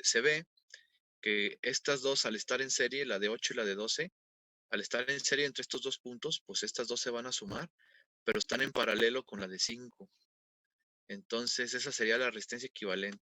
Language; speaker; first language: Spanish; native; Spanish